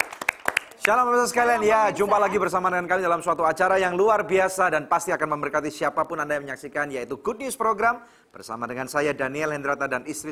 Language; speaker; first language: Indonesian; native; Indonesian